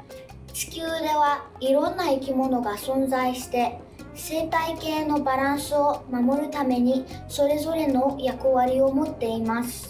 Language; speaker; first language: Japanese; early bilingual, other home language; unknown